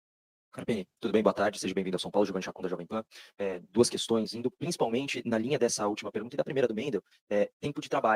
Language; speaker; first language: Portuguese; native; Portuguese